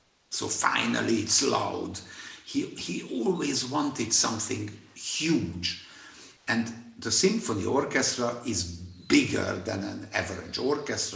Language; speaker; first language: English; non-native, fluent; Hungarian